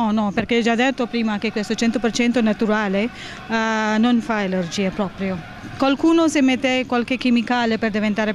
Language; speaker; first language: Italian; non-native, learner; Hindi